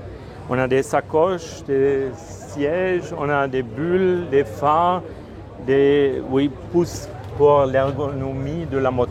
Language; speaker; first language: French; non-native, fluent; German